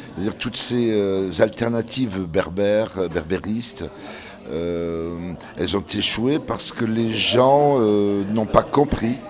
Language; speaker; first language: French; early bilingual, other home language; Kabyle